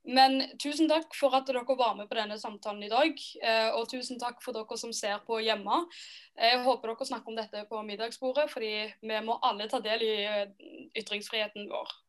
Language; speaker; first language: Norwegian; native; Norwegian